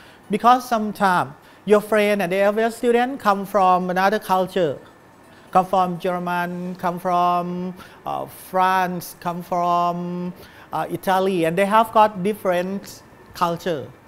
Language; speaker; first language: English; non-native, fluent; Thai